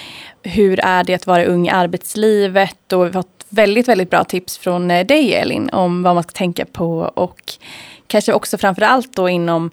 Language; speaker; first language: Swedish; native; Swedish